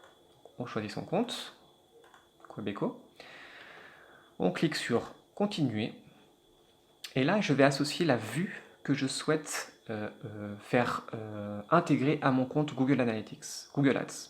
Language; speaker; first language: French; native; French